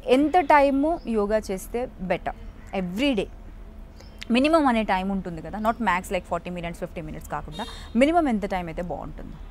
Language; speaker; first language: Telugu; native; Telugu